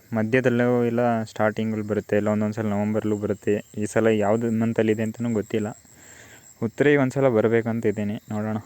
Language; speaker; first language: Kannada; native; Kannada